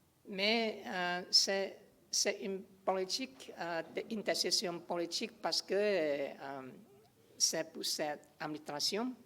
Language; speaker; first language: French; non-native, learner; English